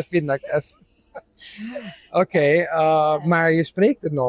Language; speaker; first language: Dutch; non-native, fluent; Italian